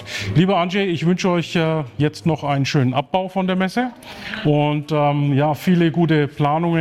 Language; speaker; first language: German; native; German